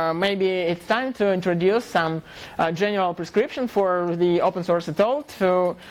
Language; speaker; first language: English; non-native, fluent; Russian